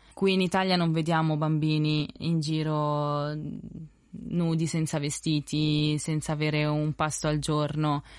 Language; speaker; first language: Italian; early bilingual, other home language; Spanish